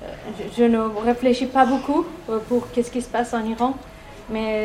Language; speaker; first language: French; non-native, learner; Persian